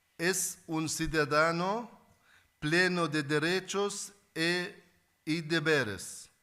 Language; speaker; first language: Spanish; non-native, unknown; Arabic